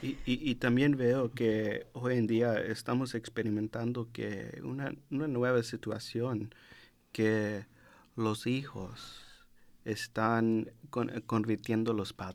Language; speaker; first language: Spanish; non-native, learner; English